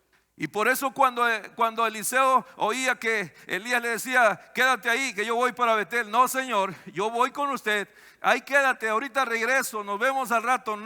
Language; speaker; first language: Spanish; native; Spanish